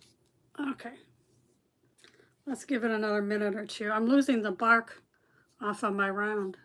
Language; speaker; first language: English; native; English